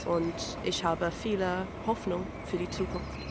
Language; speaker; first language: German; non-native, fluent; English